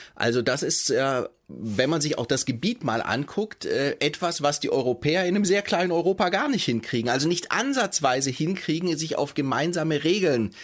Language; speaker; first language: German; native; German